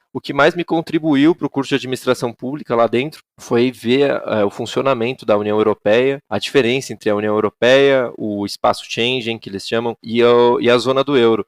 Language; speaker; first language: Portuguese; native; Portuguese